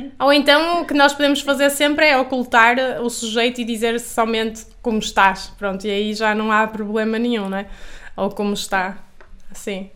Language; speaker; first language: Portuguese; native; Portuguese